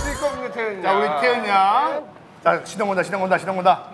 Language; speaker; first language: Korean; native; Korean